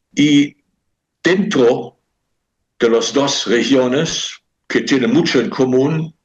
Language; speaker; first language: Spanish; non-native, fluent; German